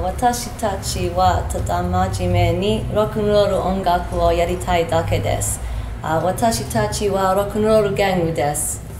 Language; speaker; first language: Japanese; non-native, learner; English